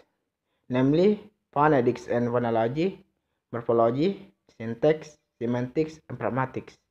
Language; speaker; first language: English; non-native, learner; Indonesian